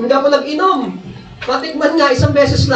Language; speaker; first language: Filipino; native; Filipino